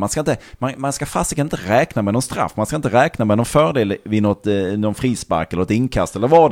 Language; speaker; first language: Swedish; native; Swedish